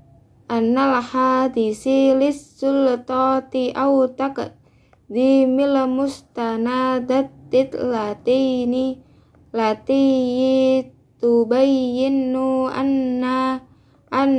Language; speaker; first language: Arabic; non-native, learner; Indonesian